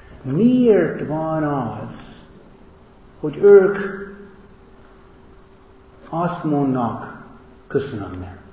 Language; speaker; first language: Hungarian; non-native, learner; English